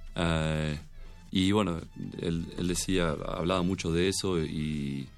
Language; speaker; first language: Spanish; native; Spanish